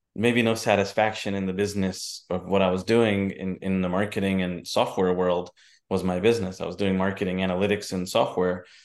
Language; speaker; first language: English; native; English